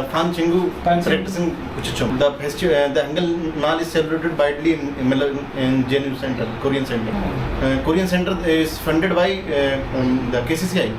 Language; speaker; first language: English; non-native, local second language; Hindi